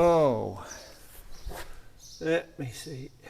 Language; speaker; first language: English; native; English